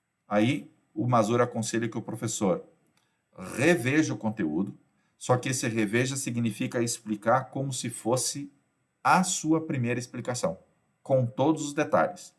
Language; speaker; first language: Portuguese; native; Portuguese